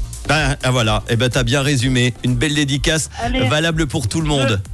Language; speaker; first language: French; native; French